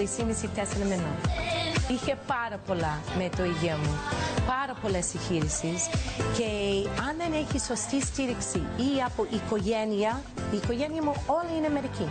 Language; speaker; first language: Greek; early bilingual, heritage; English